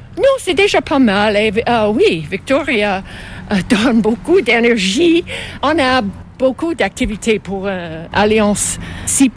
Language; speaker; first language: French; non-native, fluent; English